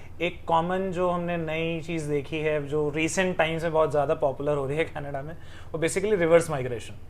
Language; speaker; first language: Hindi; native; Hindi